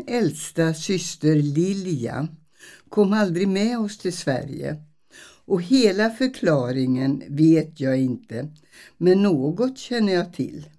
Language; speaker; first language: Swedish; early bilingual, other home language; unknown